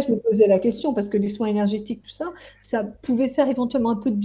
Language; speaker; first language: French; native; French